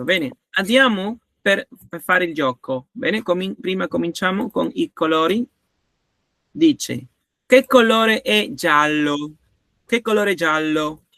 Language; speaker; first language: Italian; non-native, learner; Spanish